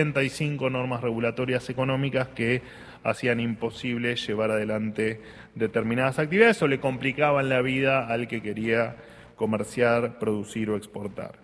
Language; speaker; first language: Spanish; native; Spanish